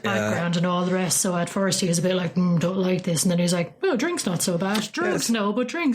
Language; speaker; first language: English; native; English